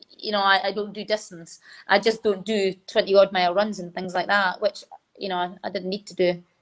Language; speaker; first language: English; native; English